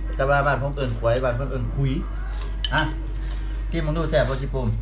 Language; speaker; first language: Thai; native; Thai